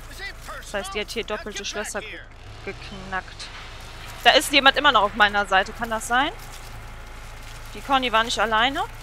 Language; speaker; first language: German; native; German